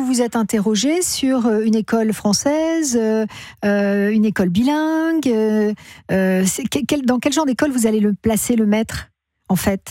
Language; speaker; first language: French; native; French